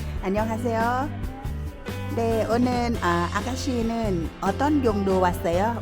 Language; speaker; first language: Korean; non-native, learner; Thai